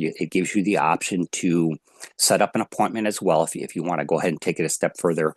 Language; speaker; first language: English; native; English